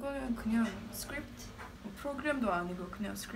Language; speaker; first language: Korean; non-native, learner; Swedish